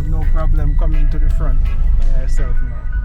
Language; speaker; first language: English; native; English